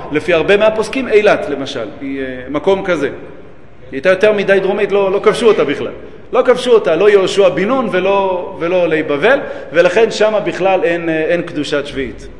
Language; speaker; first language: Hebrew; native; Hebrew